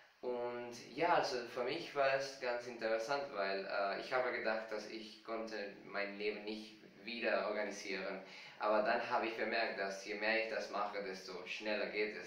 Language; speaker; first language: German; non-native, fluent; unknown